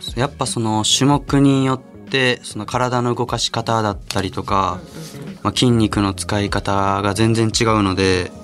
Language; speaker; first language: Japanese; native; Japanese